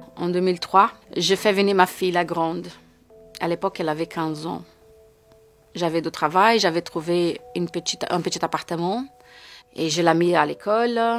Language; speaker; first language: French; non-native, fluent; Portuguese